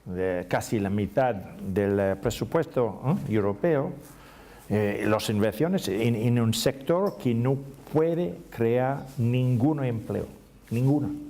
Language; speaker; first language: Spanish; non-native, learner; English